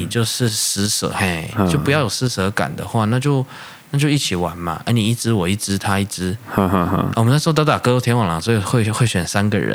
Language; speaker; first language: Chinese; native; Chinese